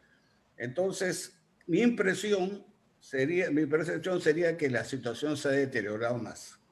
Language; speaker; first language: Spanish; native; Spanish